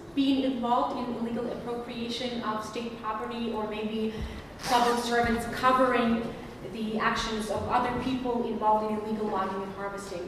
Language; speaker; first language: English; non-native, fluent; Ukrainian